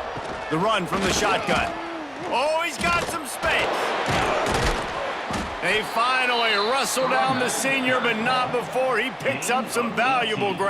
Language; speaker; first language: English; native; English